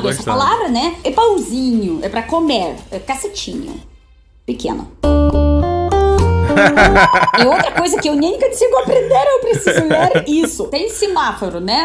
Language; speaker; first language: Portuguese; non-native, fluent; Russian